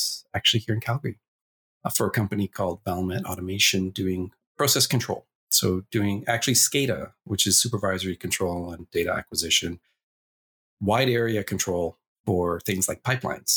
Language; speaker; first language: English; native; English